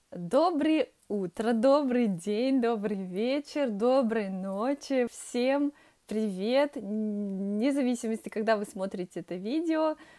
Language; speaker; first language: Russian; early bilingual, heritage; Russian